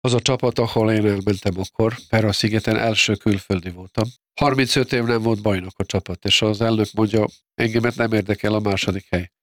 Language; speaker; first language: Hungarian; non-native, fluent; Serbian